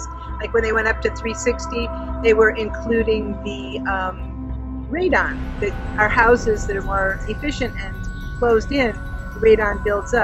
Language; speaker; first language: English; native; English